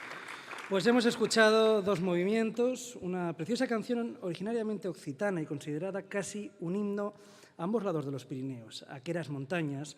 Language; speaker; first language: Spanish; native; Spanish